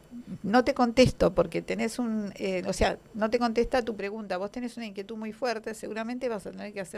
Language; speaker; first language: Spanish; native; Spanish